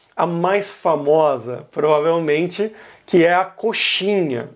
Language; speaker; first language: Portuguese; native; Portuguese